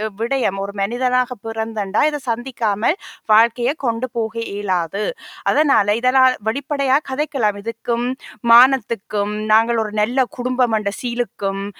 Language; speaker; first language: Tamil; native; Tamil